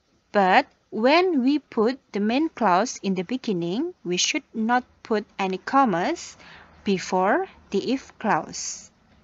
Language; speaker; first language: English; non-native, fluent; Indonesian